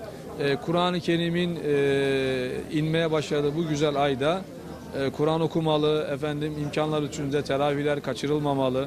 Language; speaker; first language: Turkish; native; Turkish